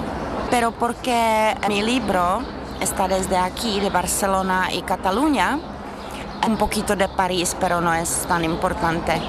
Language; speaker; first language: Spanish; non-native, fluent; Czech